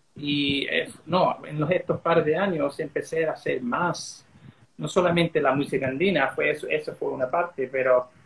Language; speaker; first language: Spanish; early bilingual, heritage; Spanish